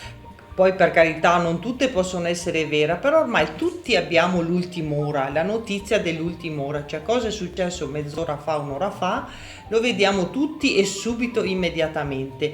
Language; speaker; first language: Italian; native; Italian